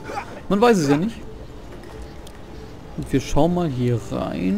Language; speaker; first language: German; native; German